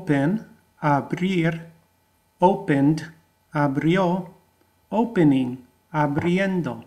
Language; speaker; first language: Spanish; non-native, fluent; English